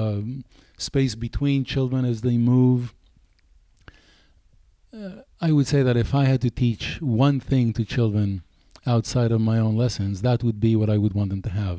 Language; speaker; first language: English; non-native, fluent; Hebrew